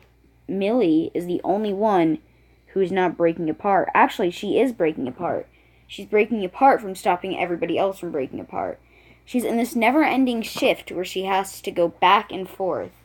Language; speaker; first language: English; native; English